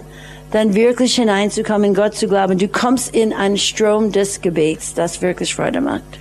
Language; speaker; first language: German; non-native, fluent; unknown